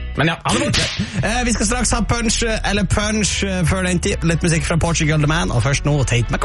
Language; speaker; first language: Norwegian; native; Norwegian